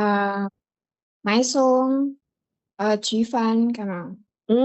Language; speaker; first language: Cantonese; non-native, learner; Indonesian